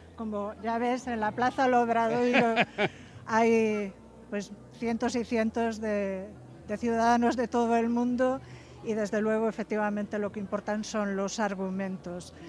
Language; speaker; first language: Spanish; native; Spanish